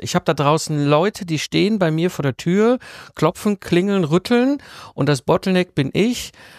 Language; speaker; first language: German; native; German